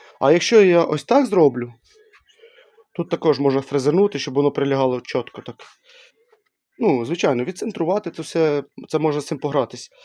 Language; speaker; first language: Ukrainian; native; Ukrainian